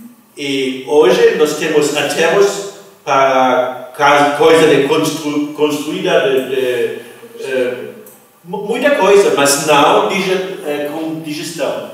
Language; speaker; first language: Portuguese; non-native, fluent; German